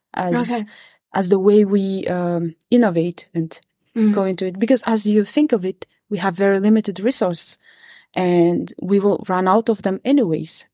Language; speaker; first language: English; non-native, fluent; Kazakh